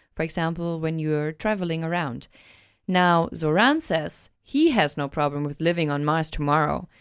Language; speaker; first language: English; non-native, fluent; German